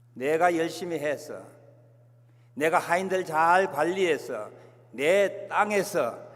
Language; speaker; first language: Korean; native; Korean